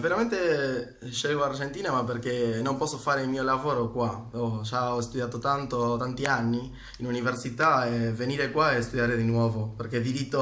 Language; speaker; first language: Italian; non-native, fluent; Spanish